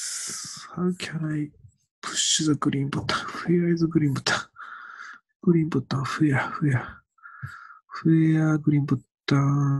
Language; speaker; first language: English; non-native, learner; Japanese